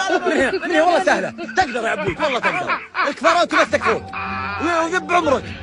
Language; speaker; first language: Arabic; native; Arabic